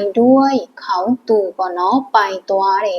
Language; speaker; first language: Thai; non-native, fluent; Burmese